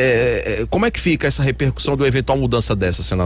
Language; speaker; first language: Portuguese; native; Portuguese